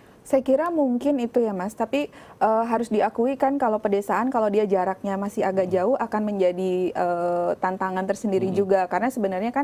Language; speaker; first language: Indonesian; native; Indonesian